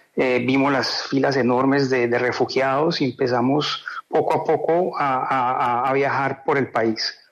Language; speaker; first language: Spanish; native; Spanish